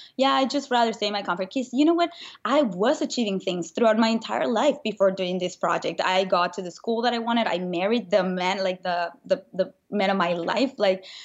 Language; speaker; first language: English; non-native, fluent; Spanish